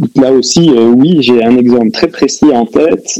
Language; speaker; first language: French; native; French